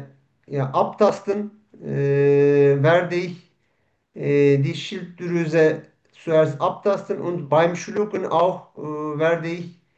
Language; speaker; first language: German; non-native, fluent; Turkish